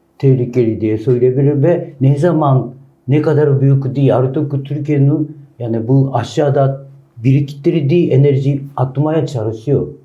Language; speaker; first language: Turkish; non-native, learner; Japanese